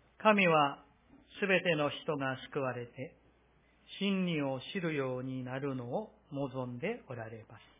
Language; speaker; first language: Japanese; non-native, fluent; Korean